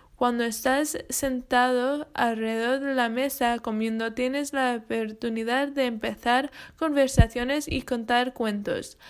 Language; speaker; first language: Spanish; non-native, fluent; English